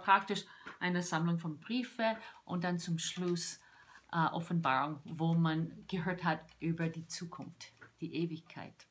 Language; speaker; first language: German; non-native, fluent; English